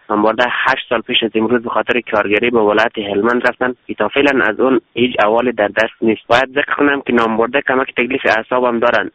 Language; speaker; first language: Persian; native; Persian